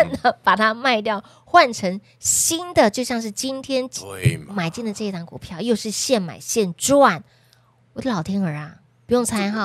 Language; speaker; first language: Chinese; native; Chinese